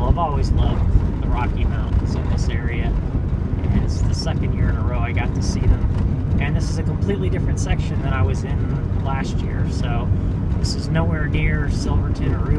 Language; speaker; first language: English; native; English